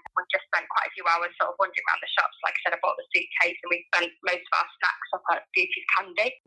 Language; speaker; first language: English; native; English